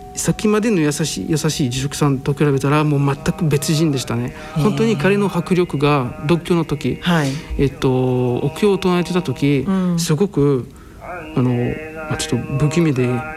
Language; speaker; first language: Japanese; non-native, fluent; French